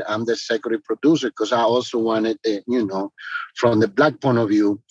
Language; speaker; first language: English; non-native, fluent; Spanish